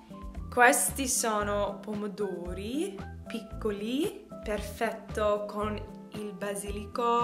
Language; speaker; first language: Italian; non-native, learner; English